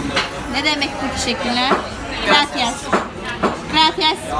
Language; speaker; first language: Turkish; early bilingual, heritage; German